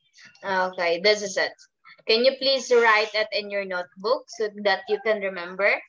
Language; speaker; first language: English; non-native, fluent; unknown